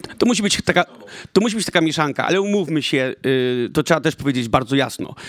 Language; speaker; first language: Polish; early bilingual, heritage; Polish